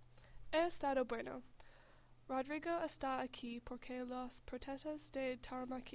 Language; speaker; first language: Spanish; non-native, learner; English